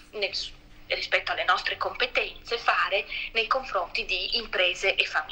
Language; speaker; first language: Italian; native; Italian